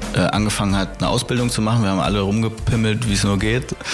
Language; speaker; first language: German; native; German